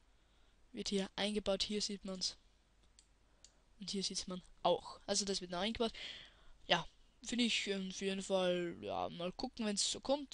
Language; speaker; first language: German; native; German